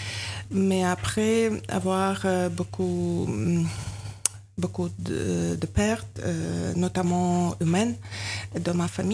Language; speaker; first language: French; non-native, learner; Ukrainian